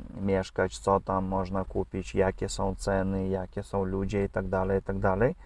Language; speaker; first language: Polish; non-native, learner; Russian